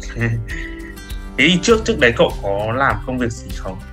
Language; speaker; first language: Vietnamese; native; Vietnamese